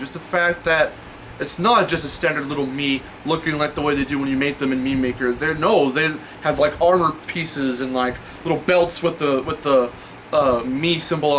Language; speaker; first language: English; native; English